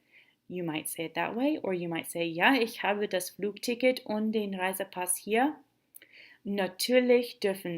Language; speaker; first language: German; non-native, fluent; English